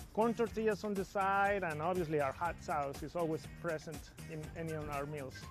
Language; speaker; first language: English; non-native, fluent; Spanish